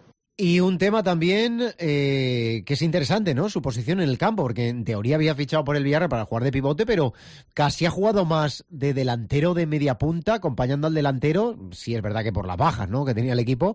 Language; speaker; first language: Spanish; native; Spanish